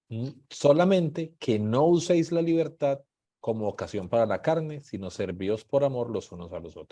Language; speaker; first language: Spanish; native; Spanish